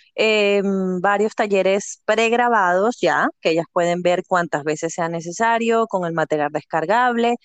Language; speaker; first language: Spanish; native; Spanish